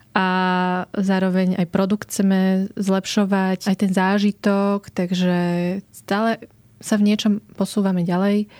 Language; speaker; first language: Slovak; native; Slovak